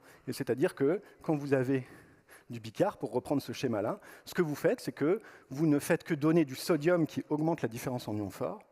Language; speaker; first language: French; native; French